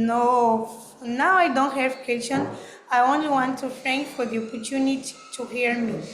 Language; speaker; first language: English; non-native, learner; Portuguese